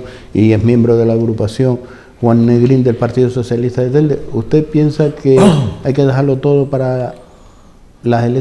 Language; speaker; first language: Spanish; native; Spanish